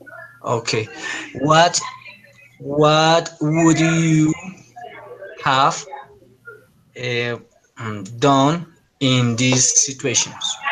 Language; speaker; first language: English; non-native, learner; Spanish